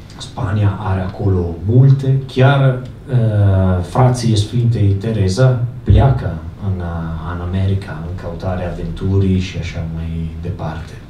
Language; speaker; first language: Romanian; non-native, fluent; Italian